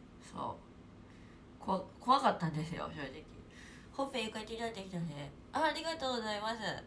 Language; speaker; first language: Japanese; native; Japanese